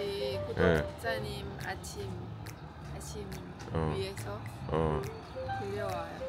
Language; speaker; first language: Korean; non-native, learner; Thai